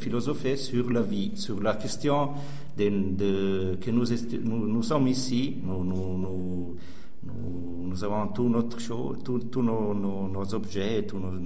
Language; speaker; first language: French; non-native, local second language; Italian